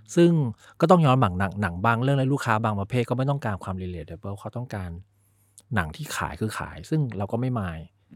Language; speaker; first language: Thai; early bilingual, other home language; Chinese